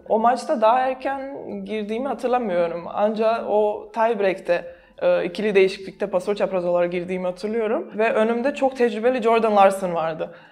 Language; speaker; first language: Turkish; non-native, fluent; Serbian